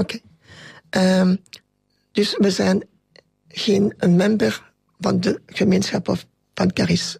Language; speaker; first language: Dutch; non-native, local second language; French